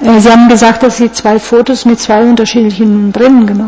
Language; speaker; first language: German; non-native, fluent; Italian